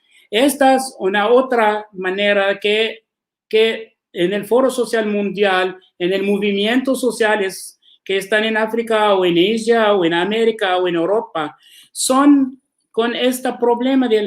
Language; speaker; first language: Spanish; non-native, learner; Arabic